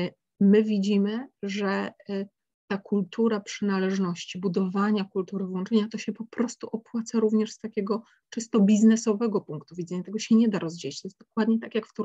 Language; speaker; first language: Polish; native; Polish